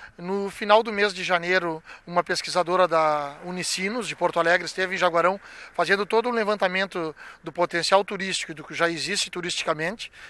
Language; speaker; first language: Portuguese; native; Portuguese